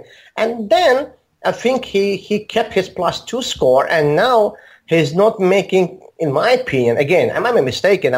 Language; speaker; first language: English; non-native, fluent; Azerbaijani